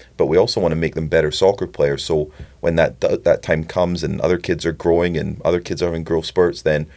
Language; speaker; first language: English; native; English